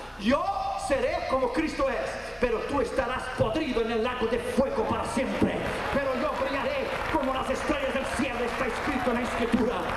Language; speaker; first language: Spanish; non-native, fluent; Portuguese